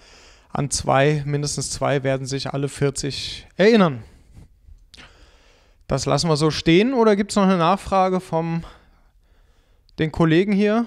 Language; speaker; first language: German; native; German